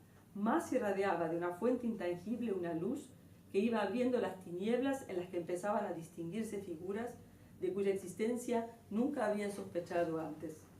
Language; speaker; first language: Spanish; native; Spanish